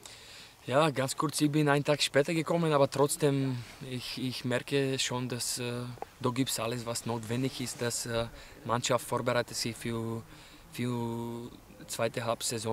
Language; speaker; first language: German; non-native, fluent; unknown